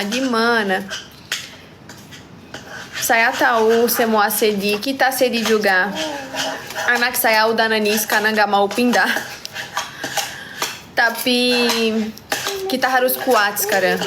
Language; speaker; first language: Indonesian; non-native, learner; Portuguese